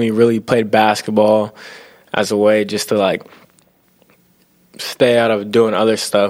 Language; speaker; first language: English; native; English